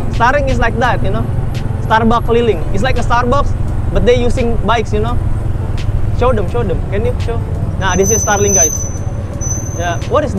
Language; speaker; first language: English; non-native, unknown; Indonesian